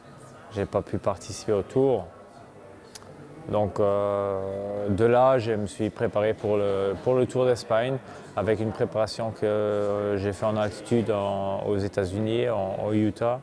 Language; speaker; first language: French; non-native, local second language; Luxembourgish